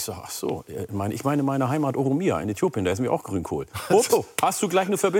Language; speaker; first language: German; early bilingual, other home language; Oromo